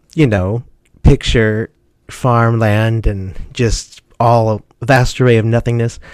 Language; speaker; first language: English; native; English